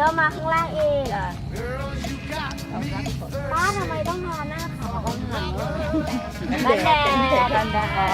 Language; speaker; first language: Thai; native; Thai